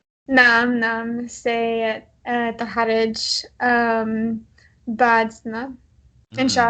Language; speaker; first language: Arabic; non-native, learner; English